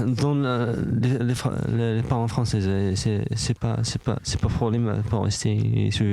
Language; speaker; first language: French; non-native, learner; Arabic